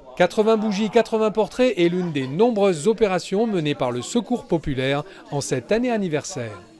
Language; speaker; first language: French; native; French